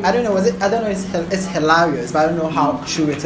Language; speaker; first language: English; non-native, local second language; Akan